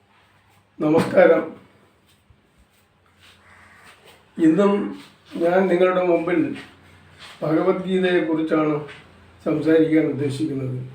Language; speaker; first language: Malayalam; native; Malayalam